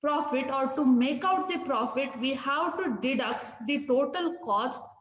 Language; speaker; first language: English; non-native, local second language; Kannada